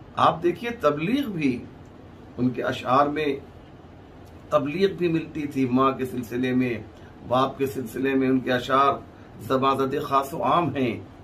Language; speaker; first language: Hindi; native; Hindi